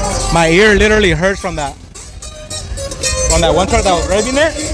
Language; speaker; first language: English; early bilingual, other home language; Spanish